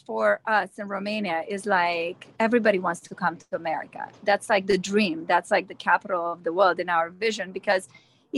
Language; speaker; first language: English; non-native, fluent; Romanian